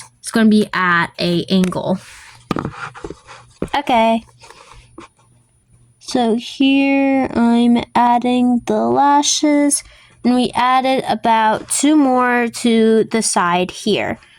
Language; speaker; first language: English; native; English